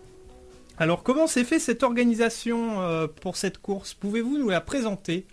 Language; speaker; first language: French; native; French